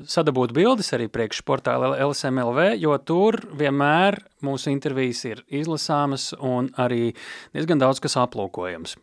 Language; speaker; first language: Latvian; native; Latvian